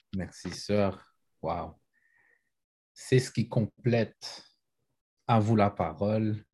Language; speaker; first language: French; native; French